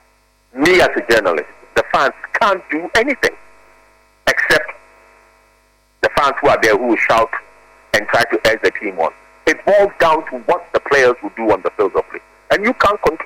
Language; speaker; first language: English; non-native, local second language; Akan